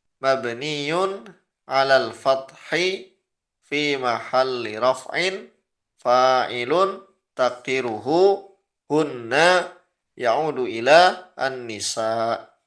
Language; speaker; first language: Arabic; non-native, fluent; Indonesian